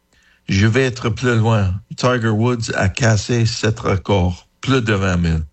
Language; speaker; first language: French; non-native, fluent; English